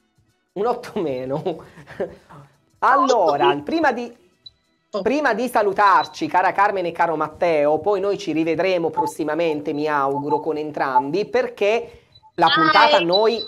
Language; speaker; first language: Italian; native; Italian